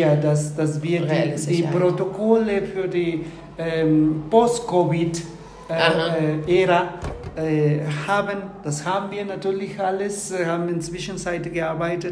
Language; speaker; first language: German; non-native, fluent; Spanish